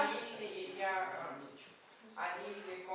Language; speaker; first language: French; non-native, learner; Ukrainian